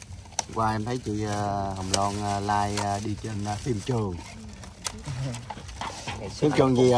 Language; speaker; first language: Vietnamese; native; Vietnamese